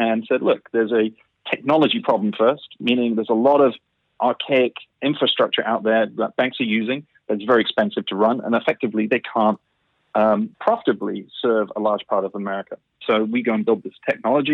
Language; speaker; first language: English; native; English